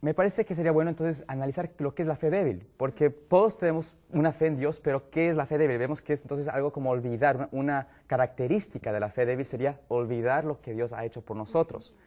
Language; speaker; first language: Spanish; native; Spanish